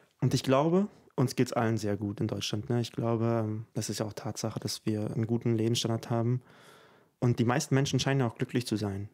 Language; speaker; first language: German; early bilingual, other home language; Ukrainian